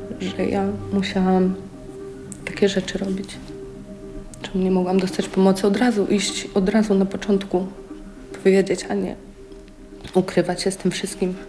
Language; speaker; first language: Polish; native; Polish